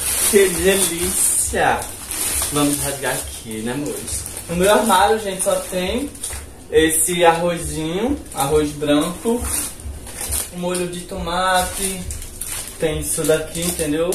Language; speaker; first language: Portuguese; native; Portuguese